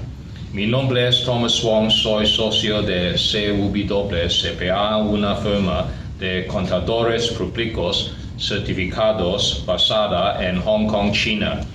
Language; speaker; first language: Spanish; non-native, learner; Cantonese